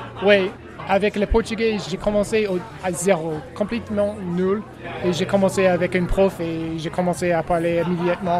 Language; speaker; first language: French; non-native, learner; English